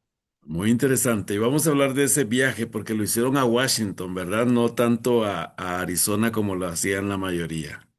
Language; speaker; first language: Spanish; native; Spanish